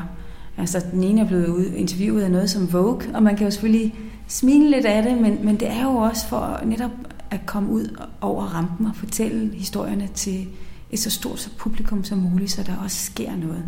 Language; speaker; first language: Danish; native; Danish